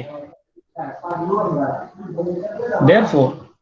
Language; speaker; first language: English; non-native, local second language; Marathi